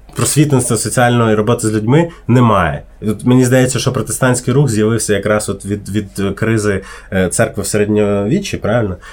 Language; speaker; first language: Ukrainian; native; Ukrainian